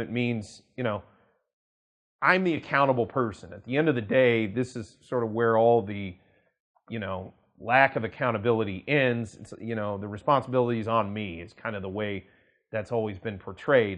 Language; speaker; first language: English; native; English